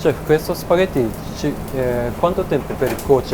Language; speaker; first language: Italian; non-native, learner; Japanese